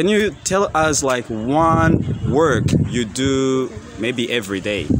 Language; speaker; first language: English; non-native, fluent; Rundi